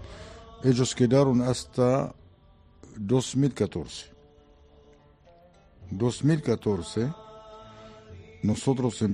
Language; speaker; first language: Spanish; non-native, fluent; Arabic